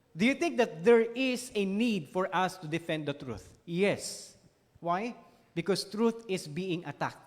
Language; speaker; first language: English; non-native, local second language; Filipino